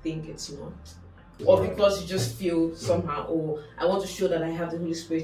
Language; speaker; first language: English; non-native, local second language; Yoruba